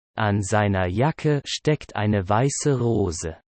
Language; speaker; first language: German; non-native, learner; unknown